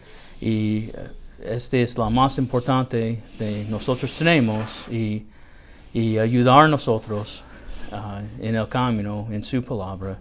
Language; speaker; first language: Spanish; non-native, learner; English